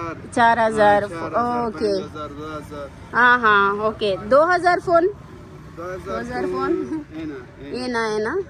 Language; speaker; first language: Hindi; non-native, local second language; Telugu